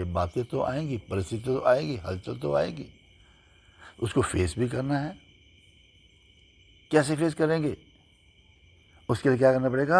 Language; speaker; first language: Hindi; native; Hindi